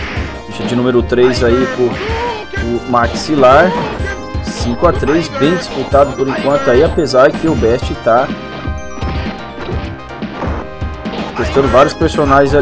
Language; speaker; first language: Portuguese; native; Portuguese